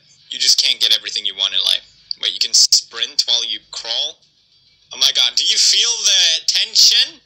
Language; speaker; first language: English; native; English